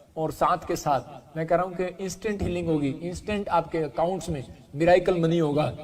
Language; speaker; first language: Hindi; non-native, local second language; Punjabi